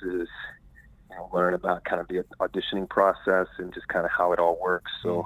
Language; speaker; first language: English; native; English